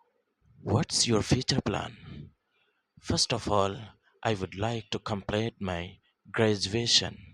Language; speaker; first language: English; non-native, local second language; Urdu